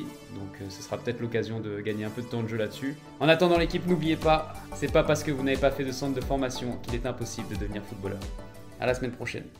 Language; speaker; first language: French; native; French